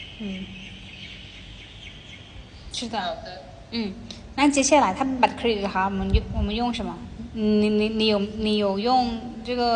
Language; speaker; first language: Chinese; non-native, fluent; Thai